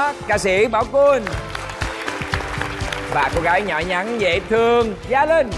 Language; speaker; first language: Vietnamese; native; Vietnamese